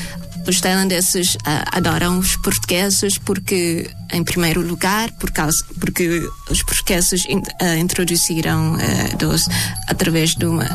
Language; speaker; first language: Portuguese; non-native, fluent; Thai